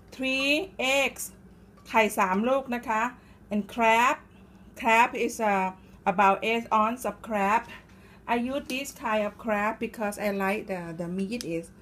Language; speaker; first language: English; non-native, learner; Thai